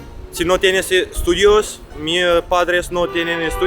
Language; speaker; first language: Spanish; non-native, learner; Romanian